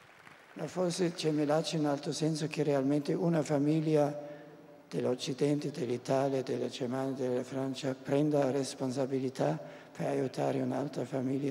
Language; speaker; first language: Italian; non-native, fluent; German